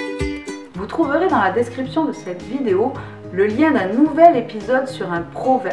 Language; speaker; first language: French; native; French